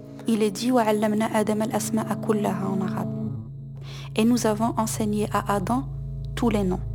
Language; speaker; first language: French; non-native, local second language; Arabic